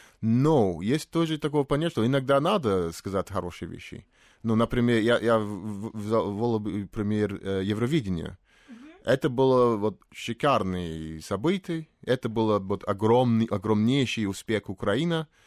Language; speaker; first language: Russian; non-native, fluent; English